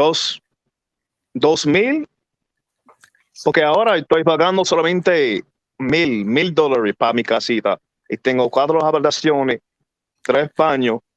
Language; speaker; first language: Spanish; early bilingual, heritage; English